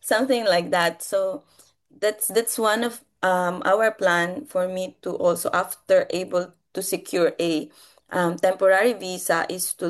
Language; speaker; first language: English; non-native, local second language; Filipino